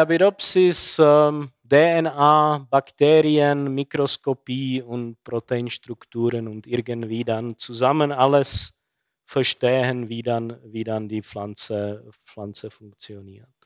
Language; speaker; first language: German; non-native, fluent; Czech